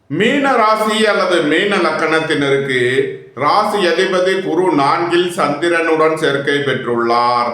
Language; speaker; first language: Tamil; native; Tamil